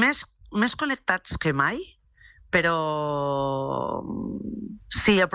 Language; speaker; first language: Catalan; non-native, local second language; Spanish